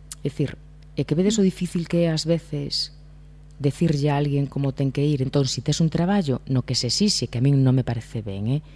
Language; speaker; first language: Galician; native; Galician